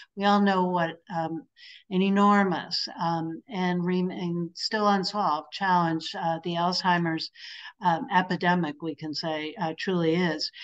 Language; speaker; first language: English; native; English